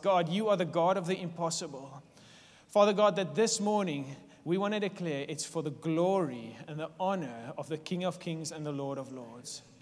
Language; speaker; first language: English; non-native, local second language; Afrikaans